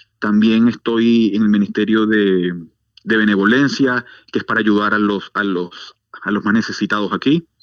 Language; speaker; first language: Spanish; native; Spanish